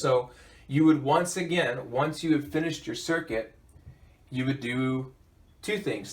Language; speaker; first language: English; native; English